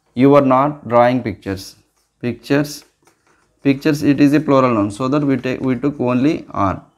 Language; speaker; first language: English; non-native, local second language; Telugu